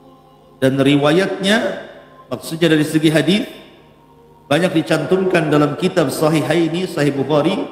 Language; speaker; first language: Indonesian; native; Indonesian